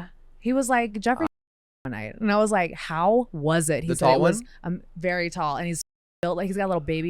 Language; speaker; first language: English; native; English